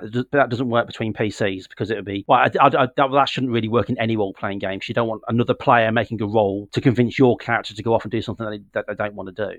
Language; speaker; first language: English; native; English